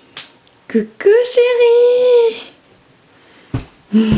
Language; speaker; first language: French; native; French